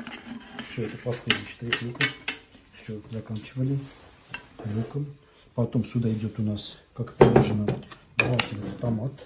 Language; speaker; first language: Russian; non-native, fluent; Armenian